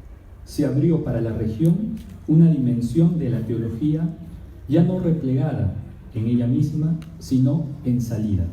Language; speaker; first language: Spanish; native; Spanish